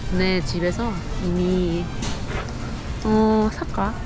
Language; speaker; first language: Korean; non-native, fluent; English